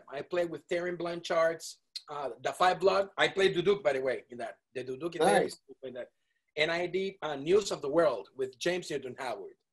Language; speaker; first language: English; non-native, fluent; Spanish